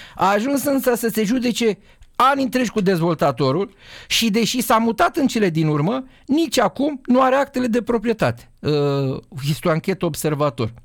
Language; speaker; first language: Romanian; native; Romanian